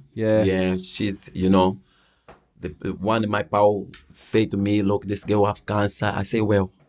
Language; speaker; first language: English; non-native, learner; Portuguese